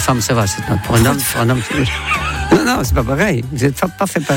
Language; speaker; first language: French; non-native, fluent; Dutch